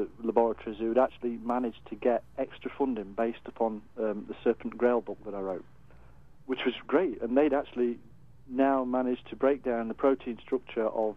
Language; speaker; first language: English; native; English